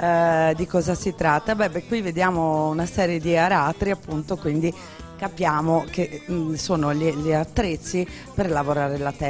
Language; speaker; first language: Italian; native; Italian